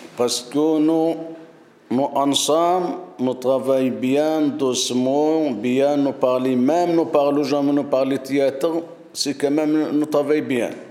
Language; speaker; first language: French; non-native, learner; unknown